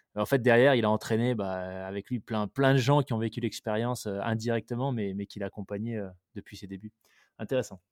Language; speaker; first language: French; native; French